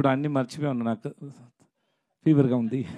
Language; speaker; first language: Telugu; non-native, learner; Tamil